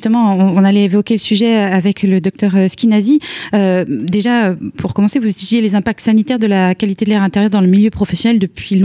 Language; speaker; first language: French; native; French